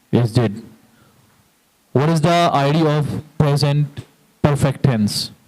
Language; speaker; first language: English; non-native, fluent; Hindi